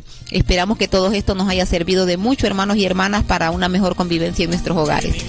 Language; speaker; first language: Spanish; native; Spanish